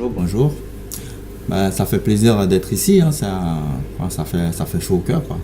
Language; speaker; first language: French; non-native, local second language; Haitian Creole